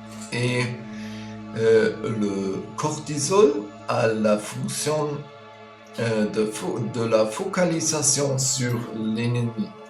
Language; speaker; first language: French; non-native, fluent; German